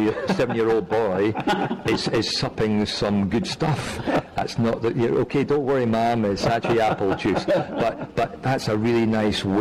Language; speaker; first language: English; native; English